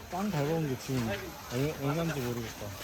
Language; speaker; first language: Korean; native; Korean